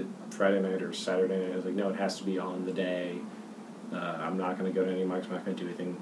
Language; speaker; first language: English; native; English